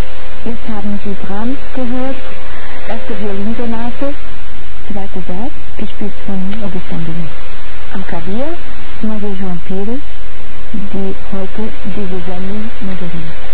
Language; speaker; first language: German; non-native, fluent; Portuguese